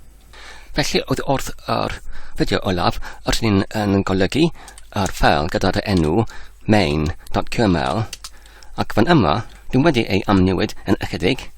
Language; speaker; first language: Welsh; non-native, learner; English